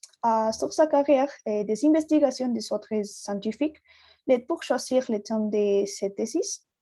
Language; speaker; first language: French; non-native, learner; Spanish